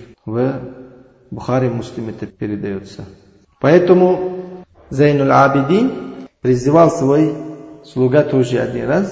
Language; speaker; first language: Russian; non-native, learner; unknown